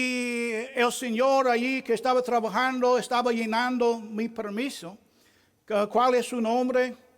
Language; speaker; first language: Spanish; non-native, fluent; English